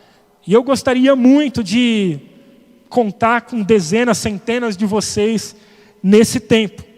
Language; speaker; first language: Portuguese; native; Portuguese